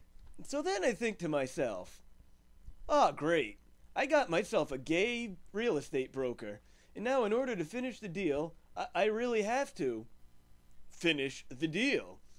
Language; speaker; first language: English; native; English